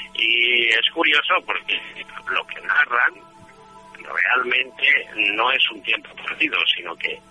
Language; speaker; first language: Spanish; native; Spanish